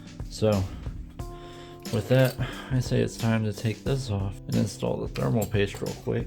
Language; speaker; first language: English; native; English